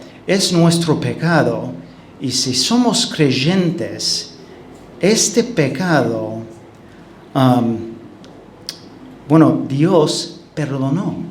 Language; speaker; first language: Spanish; non-native, fluent; English